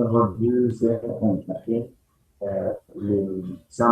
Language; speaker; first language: French; non-native, learner; Spanish